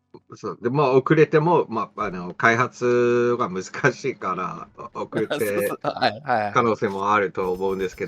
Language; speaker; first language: Japanese; non-native, fluent; English